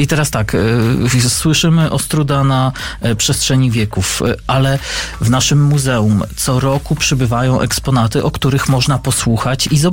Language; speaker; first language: Polish; native; Polish